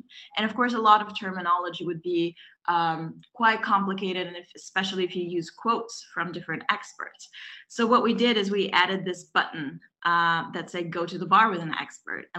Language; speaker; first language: English; non-native, fluent; Russian